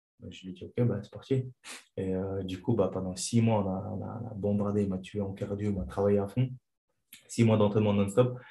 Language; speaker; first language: French; non-native, fluent; Chechen